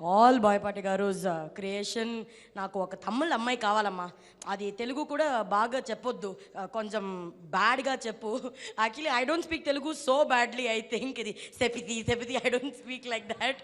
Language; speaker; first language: Telugu; non-native, learner; Tamil